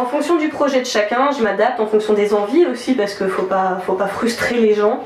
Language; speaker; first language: French; native; French